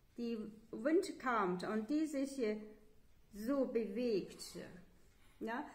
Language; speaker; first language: German; non-native, learner; Chinese